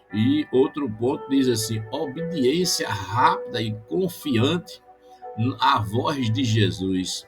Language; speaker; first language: Portuguese; native; Portuguese